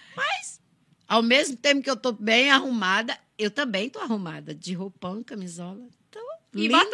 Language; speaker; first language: Portuguese; native; Portuguese